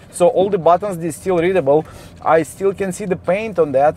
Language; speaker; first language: English; non-native, fluent; Russian